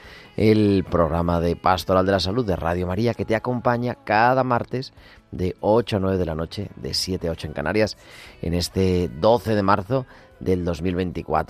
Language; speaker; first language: Spanish; native; Spanish